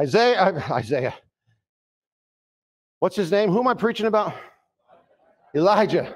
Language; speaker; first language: English; native; English